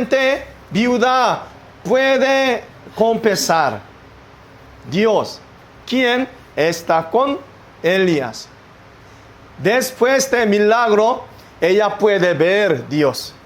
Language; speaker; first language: Spanish; non-native, learner; Korean